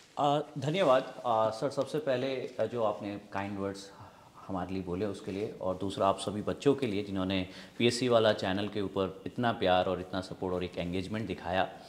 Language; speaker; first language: Hindi; native; Hindi